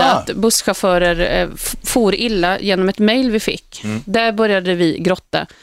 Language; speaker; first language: Swedish; native; Swedish